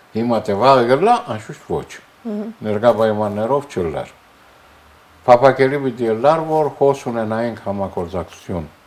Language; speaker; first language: Armenian; early bilingual, heritage; Armenian